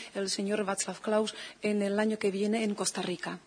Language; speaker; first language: Spanish; non-native, fluent; Czech